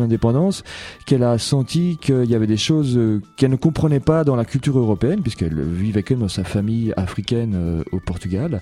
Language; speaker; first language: French; native; French